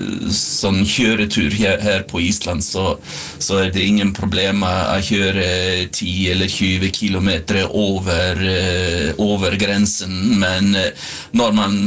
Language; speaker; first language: Swedish; non-native, fluent; Icelandic